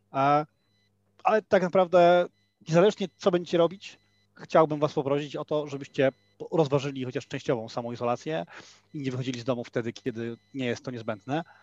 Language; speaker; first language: Polish; native; Polish